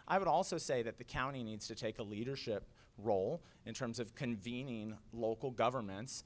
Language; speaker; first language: English; native; English